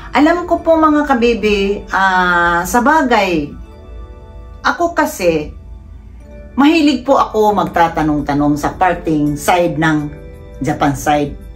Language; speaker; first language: Filipino; non-native, local second language; Cebuano